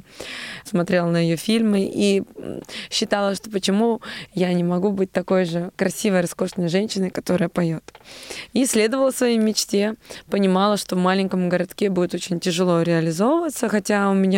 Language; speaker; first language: Russian; native; Russian